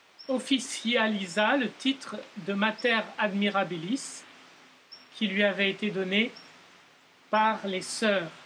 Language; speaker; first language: French; native; French